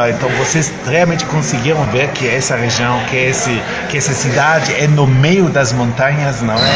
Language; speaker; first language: Portuguese; non-native, fluent; German